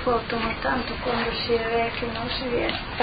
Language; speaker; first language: Italian; non-native, local second language; Slovenian